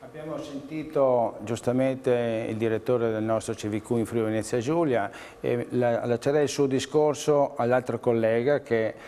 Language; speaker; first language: Italian; native; Italian